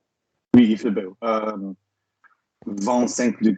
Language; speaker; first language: French; non-native, learner; English